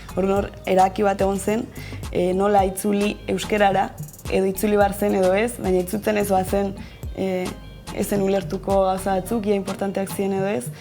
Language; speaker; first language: Basque; native; Basque